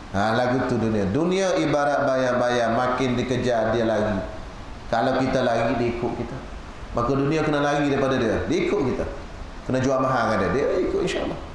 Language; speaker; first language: Malay; native; Malay